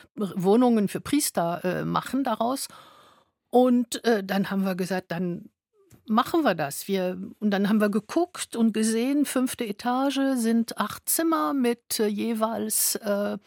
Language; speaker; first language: German; non-native, fluent; French